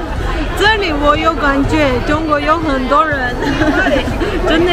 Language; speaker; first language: Chinese; non-native, learner; Armenian